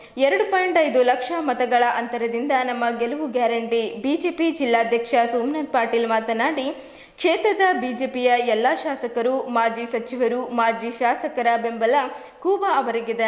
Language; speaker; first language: Kannada; native; Kannada